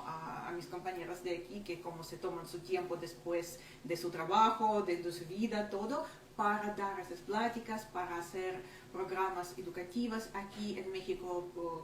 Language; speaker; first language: Spanish; non-native, fluent; Ukrainian